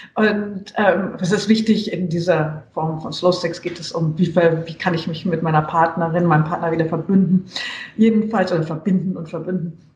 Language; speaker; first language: German; native; German